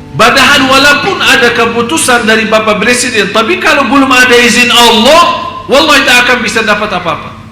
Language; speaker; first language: Indonesian; non-native, fluent; Arabic